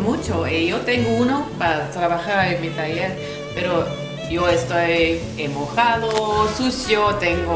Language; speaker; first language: Spanish; non-native, learner; Italian